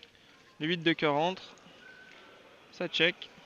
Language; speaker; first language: French; native; French